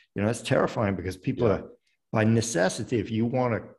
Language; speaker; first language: English; early bilingual, other home language; French